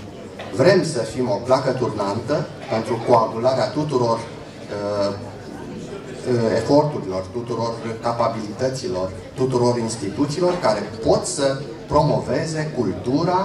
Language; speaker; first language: Romanian; native; Romanian